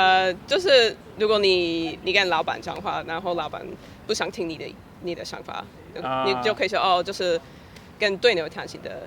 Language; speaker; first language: Chinese; non-native, fluent; English